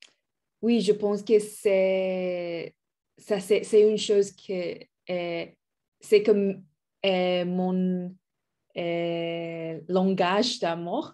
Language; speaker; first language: French; non-native, learner; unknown